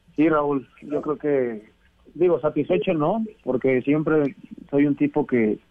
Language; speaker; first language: Spanish; native; Spanish